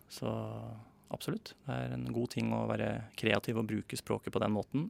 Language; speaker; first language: Norwegian; native; Norwegian